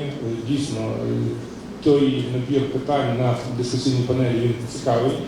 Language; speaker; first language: Ukrainian; native; Ukrainian